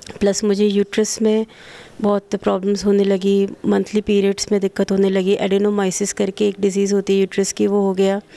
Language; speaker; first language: Hindi; native; Hindi